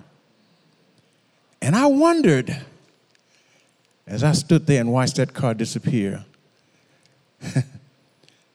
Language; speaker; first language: English; native; English